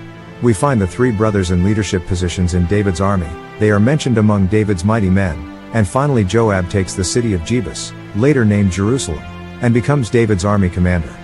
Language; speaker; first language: English; native; English